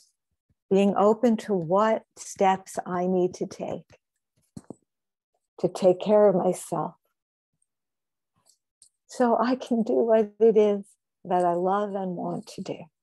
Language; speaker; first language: English; native; English